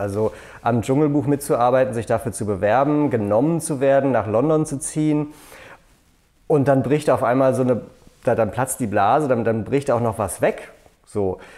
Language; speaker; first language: German; native; German